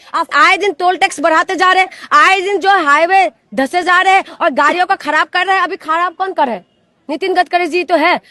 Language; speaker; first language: Hindi; non-native, local second language; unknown